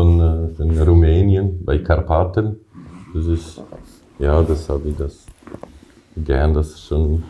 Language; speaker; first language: German; non-native, learner; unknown